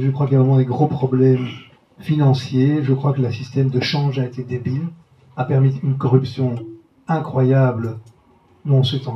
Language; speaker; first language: French; native; French